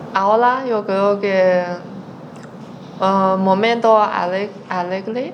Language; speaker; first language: Spanish; non-native, learner; Chinese